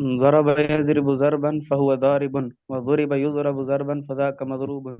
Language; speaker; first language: Arabic; non-native, learner; Urdu